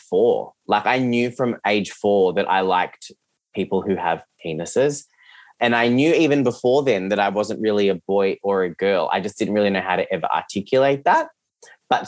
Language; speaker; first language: English; early bilingual, other home language; Serbian